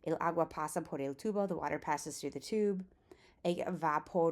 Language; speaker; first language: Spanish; non-native, fluent; English